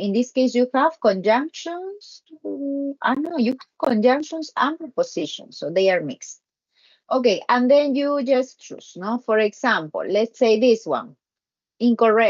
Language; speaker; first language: English; non-native, learner; Spanish